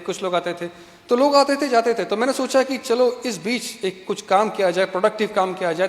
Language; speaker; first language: Hindi; non-native, fluent; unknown